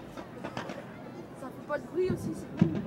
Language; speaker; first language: French; native; French